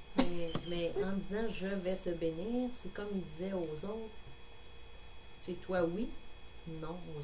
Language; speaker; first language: French; native; French